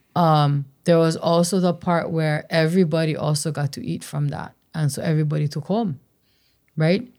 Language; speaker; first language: English; native; English